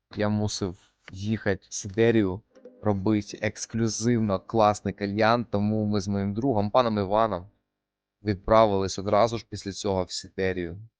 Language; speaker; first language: Ukrainian; non-native, local second language; Russian